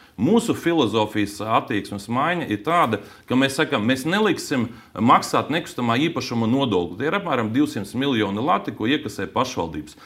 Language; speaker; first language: Latvian; native; Latvian